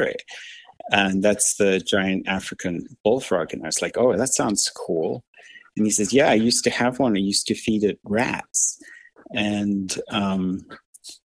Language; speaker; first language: English; native; English